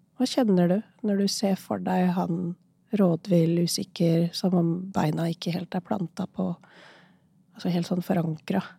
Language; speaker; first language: Norwegian; early bilingual, other home language; Urdu